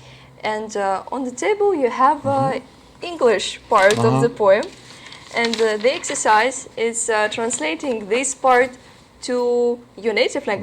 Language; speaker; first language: English; non-native, learner; Russian